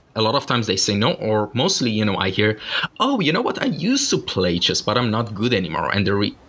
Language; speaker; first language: English; non-native, fluent; Persian